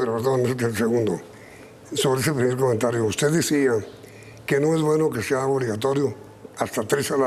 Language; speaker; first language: Spanish; native; Spanish